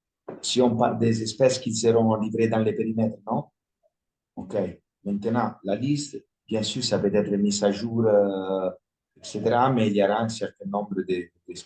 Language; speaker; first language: French; non-native, fluent; Italian